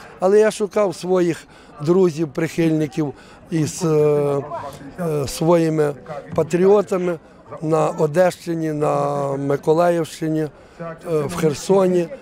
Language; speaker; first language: Ukrainian; native; Ukrainian